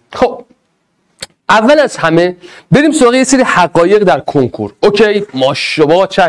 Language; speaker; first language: Persian; non-native, local second language; Arabic